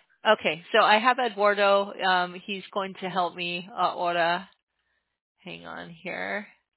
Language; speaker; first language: English; native; English